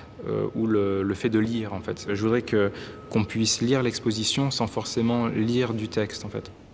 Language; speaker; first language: French; native; French